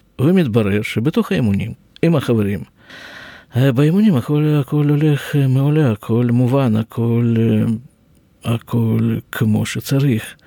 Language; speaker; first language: Hebrew; non-native, fluent; Russian